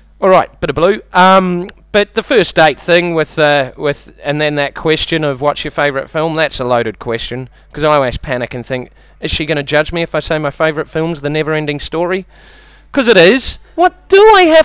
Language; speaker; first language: English; native; English